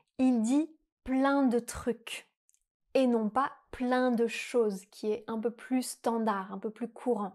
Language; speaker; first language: French; native; French